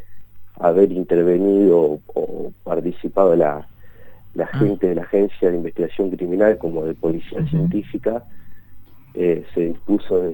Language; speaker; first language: Spanish; native; Spanish